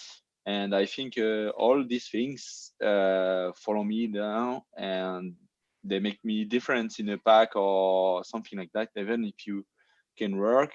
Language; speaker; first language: English; non-native, learner; French